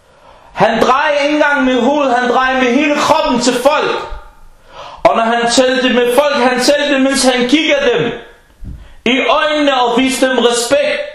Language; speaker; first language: Danish; non-native, fluent; Arabic